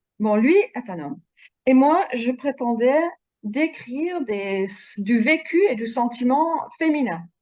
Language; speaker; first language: French; non-native, fluent; Dutch